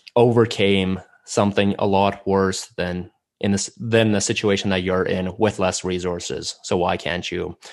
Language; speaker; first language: English; non-native, fluent; Russian